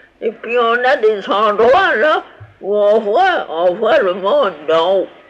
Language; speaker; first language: French; native; French